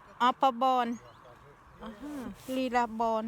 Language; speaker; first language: Swedish; non-native, learner; Thai